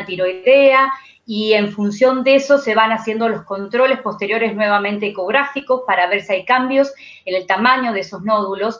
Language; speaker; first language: Spanish; native; Spanish